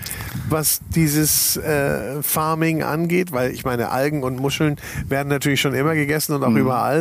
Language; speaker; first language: German; native; German